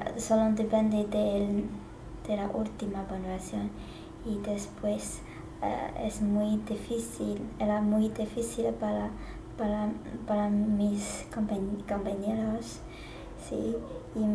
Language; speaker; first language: Spanish; non-native, learner; Chinese